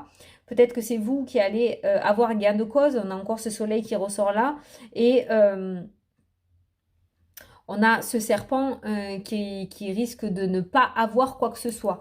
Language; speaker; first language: French; native; French